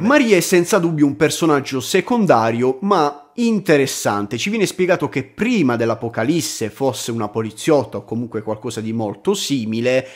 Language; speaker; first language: Italian; native; Italian